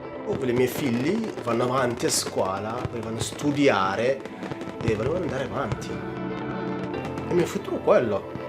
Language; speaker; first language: Italian; non-native, learner; Tigrinya